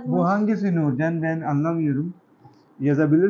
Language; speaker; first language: Turkish; non-native, learner; Urdu